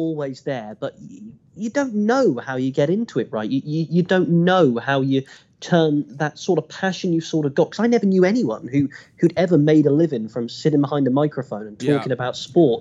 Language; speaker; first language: English; native; English